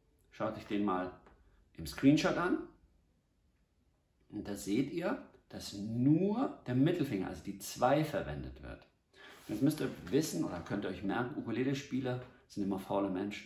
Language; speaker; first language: German; native; German